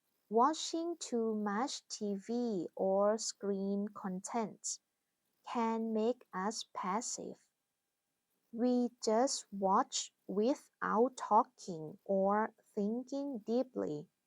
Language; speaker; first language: English; non-native, fluent; Thai